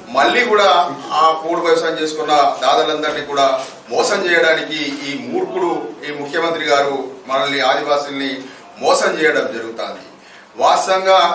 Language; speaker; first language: Telugu; non-native, local second language; Gondi